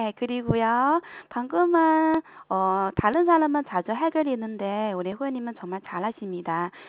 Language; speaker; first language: Korean; non-native, fluent; Chinese